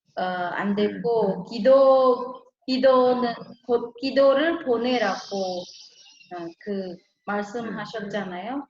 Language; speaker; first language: Korean; non-native, learner; Khmer